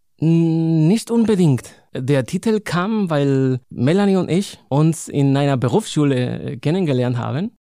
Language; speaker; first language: German; non-native, fluent; Spanish